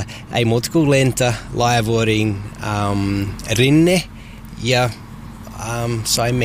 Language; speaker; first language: Finnish; non-native, learner; English